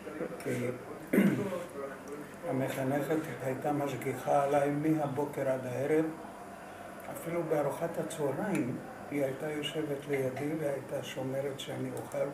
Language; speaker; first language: Hebrew; non-native, fluent; Hungarian